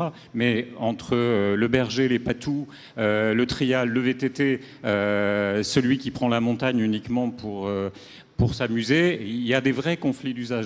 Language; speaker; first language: French; native; French